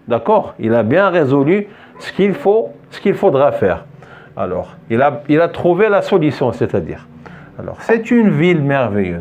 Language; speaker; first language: French; non-native, local second language; Arabic